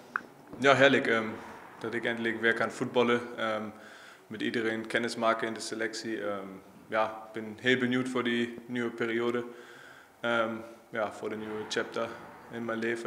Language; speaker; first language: Dutch; non-native, fluent; German